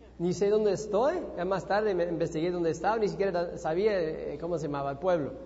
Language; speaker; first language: Spanish; non-native, fluent; English